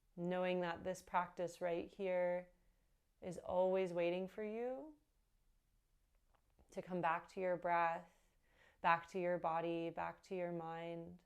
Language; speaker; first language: English; native; English